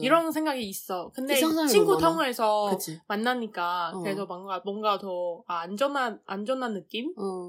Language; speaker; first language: Korean; non-native, learner; Chinese